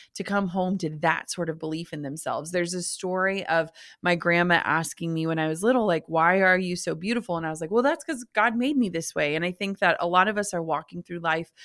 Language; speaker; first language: English; native; English